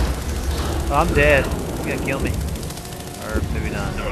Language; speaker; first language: English; native; English